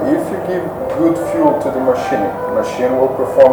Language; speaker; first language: English; non-native, fluent; Serbian